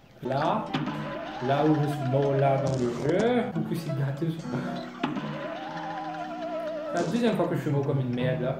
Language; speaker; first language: French; non-native, local second language; Morisyen